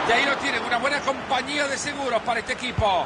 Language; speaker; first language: Spanish; native; Spanish